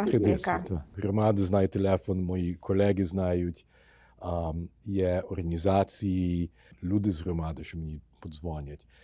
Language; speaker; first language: Ukrainian; early bilingual, heritage; Ukrainian